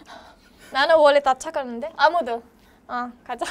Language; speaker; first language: Korean; non-native, learner; Italian